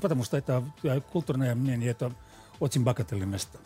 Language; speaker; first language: Russian; non-native, learner; Finnish